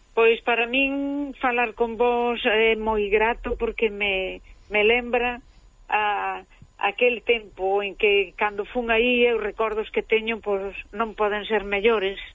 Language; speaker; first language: Galician; native; Galician